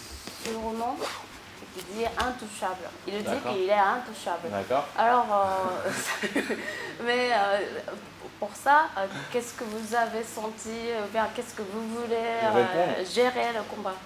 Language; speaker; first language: French; non-native, fluent; Japanese